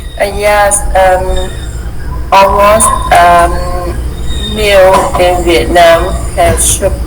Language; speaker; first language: English; non-native, learner; Vietnamese